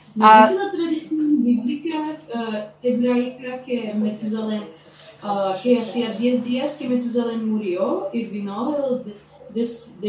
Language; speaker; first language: Spanish; non-native, learner; Czech